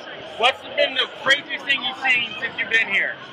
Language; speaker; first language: English; native; English